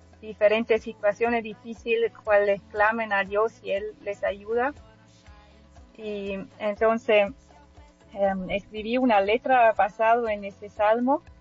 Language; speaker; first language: Spanish; non-native, fluent; German